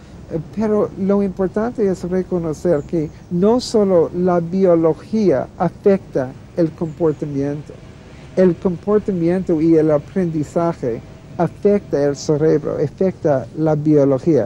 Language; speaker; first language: Spanish; non-native, fluent; English